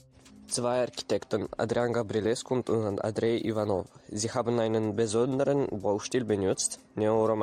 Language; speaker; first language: German; non-native, learner; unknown